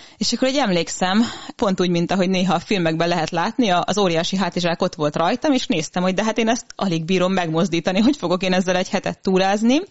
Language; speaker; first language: Hungarian; native; Hungarian